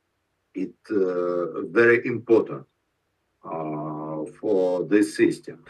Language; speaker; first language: English; non-native, learner; Russian